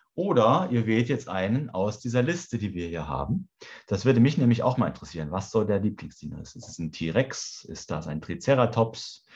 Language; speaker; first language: German; native; German